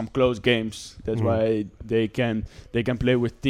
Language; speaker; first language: English; non-native, fluent; Dutch